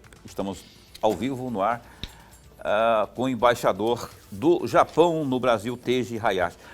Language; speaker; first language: Portuguese; native; Portuguese